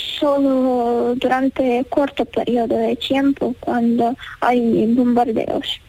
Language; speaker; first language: Spanish; non-native, fluent; Ukrainian